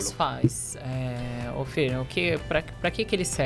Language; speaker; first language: Portuguese; native; Portuguese